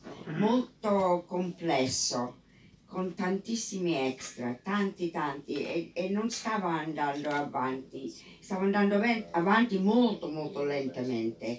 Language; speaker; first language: Italian; non-native, fluent; English